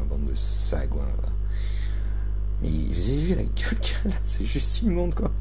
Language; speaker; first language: French; native; French